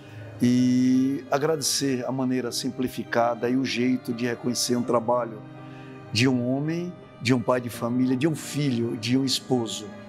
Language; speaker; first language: Portuguese; native; Portuguese